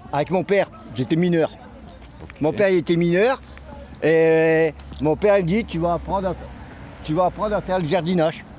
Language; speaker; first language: French; native; French